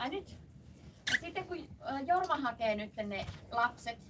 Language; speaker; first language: Finnish; native; Finnish